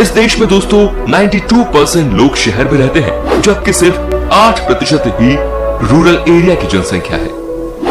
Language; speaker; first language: Hindi; native; Hindi